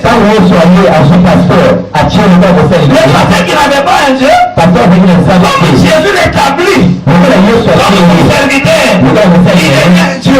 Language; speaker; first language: French; non-native, local second language; Lingala